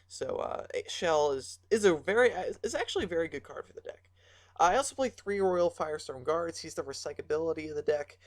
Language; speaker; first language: English; native; English